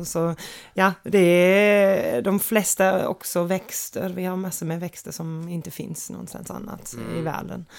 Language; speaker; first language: Swedish; non-native, fluent; English